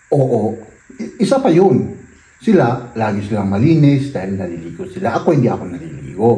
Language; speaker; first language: Filipino; native; Filipino